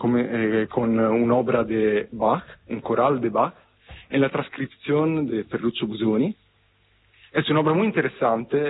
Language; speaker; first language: Spanish; non-native, fluent; Italian